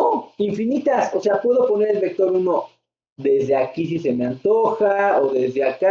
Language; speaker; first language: Spanish; native; Spanish